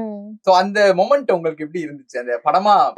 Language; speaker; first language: Tamil; native; Tamil